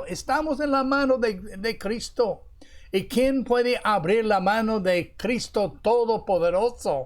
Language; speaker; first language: Spanish; non-native, fluent; English